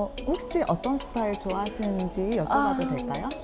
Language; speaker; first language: Korean; native; Korean